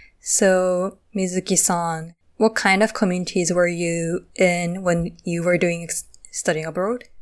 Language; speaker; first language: English; non-native, fluent; Japanese